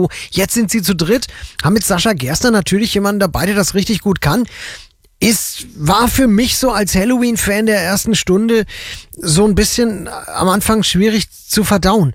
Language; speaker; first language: German; native; German